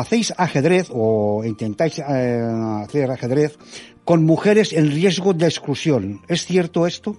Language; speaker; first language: Spanish; non-native, local second language; Catalan